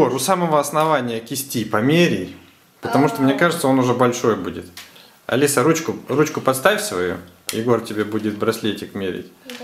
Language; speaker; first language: Russian; native; Russian